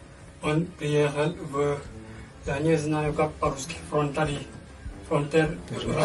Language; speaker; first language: Russian; non-native, learner; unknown